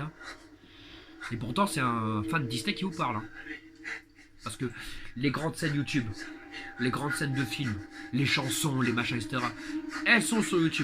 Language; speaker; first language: French; native; French